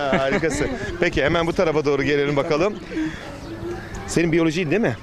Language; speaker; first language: Turkish; native; Turkish